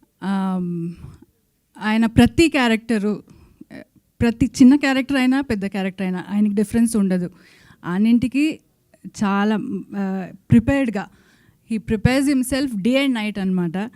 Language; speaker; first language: Telugu; non-native, local second language; Kannada